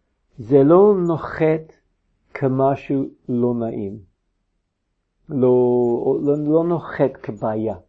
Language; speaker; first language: Hebrew; non-native, fluent; English